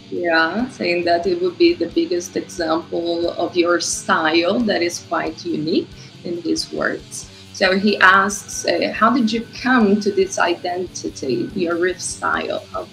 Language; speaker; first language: English; non-native, fluent; Portuguese